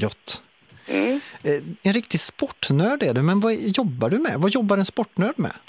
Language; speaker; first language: Swedish; native; Swedish